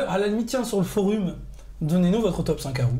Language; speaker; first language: French; native; French